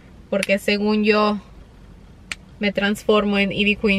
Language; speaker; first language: Spanish; early bilingual, heritage; Spanish